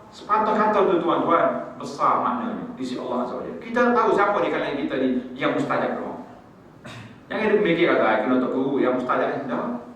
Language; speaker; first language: Malay; native; Malay